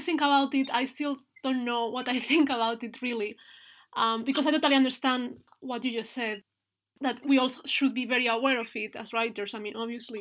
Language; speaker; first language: English; non-native, fluent; Spanish